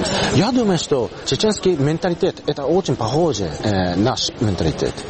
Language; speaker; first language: Russian; non-native, learner; Japanese